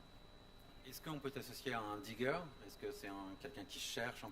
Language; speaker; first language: French; native; French